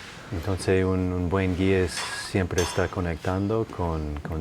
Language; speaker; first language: Spanish; non-native, fluent; English